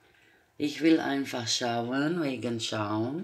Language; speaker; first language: German; non-native, fluent; Croatian